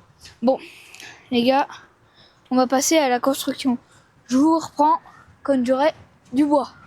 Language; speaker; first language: French; native; French